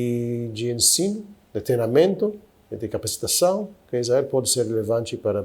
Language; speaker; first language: Portuguese; non-native, fluent; Hebrew